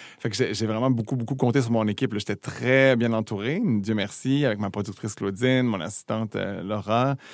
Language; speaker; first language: French; native; French